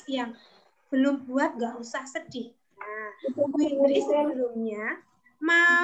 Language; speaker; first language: Indonesian; native; Indonesian